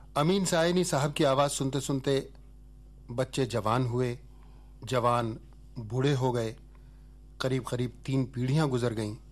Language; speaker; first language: Hindi; native; Hindi